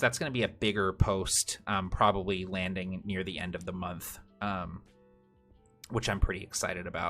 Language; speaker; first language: English; native; English